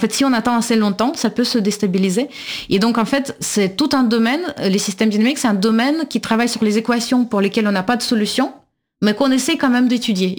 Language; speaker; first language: French; non-native, fluent; Russian